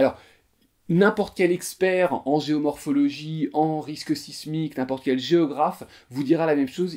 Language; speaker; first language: French; native; French